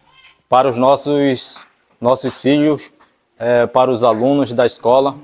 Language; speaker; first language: Portuguese; native; Portuguese